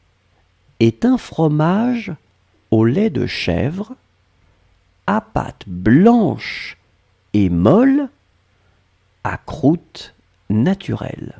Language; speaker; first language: French; native; French